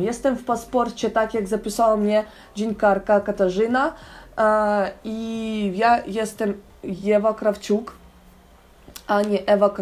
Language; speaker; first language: Polish; non-native, learner; Ukrainian